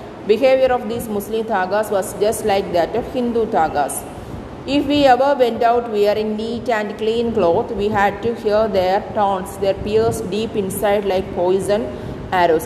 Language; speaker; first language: English; non-native, local second language; Malayalam